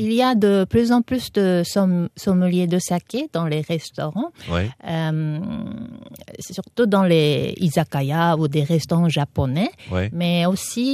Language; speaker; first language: French; non-native, fluent; Japanese